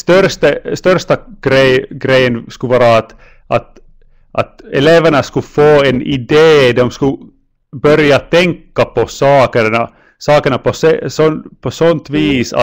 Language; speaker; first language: Swedish; non-native, local second language; Finnish